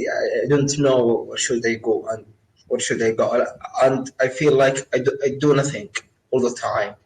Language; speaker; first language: English; non-native, learner; Arabic